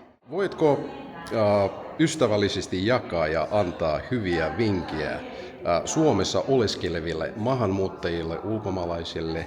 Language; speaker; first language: Finnish; non-native, fluent; Russian